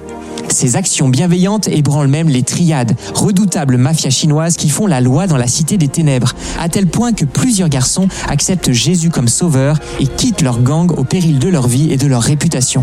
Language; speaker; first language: French; native; French